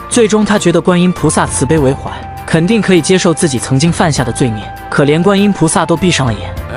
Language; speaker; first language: Chinese; native; Chinese